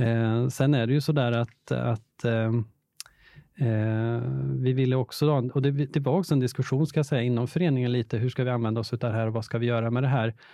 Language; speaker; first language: Swedish; native; Swedish